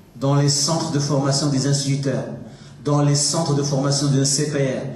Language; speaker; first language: French; non-native, local second language; Arabic